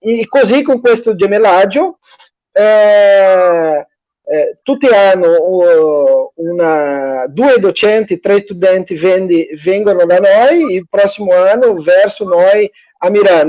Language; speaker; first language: Italian; non-native, fluent; Portuguese